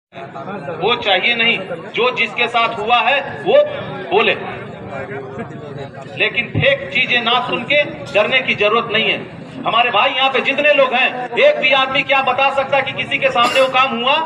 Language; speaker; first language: Hindi; native; Hindi